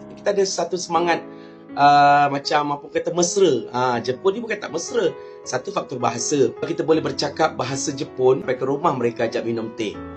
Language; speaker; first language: Malay; native; Malay